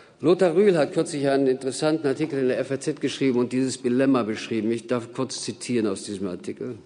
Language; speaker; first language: German; native; German